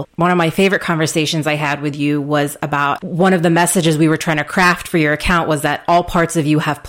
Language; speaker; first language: English; native; English